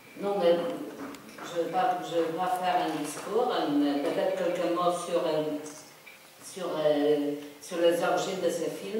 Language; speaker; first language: French; non-native, fluent; Polish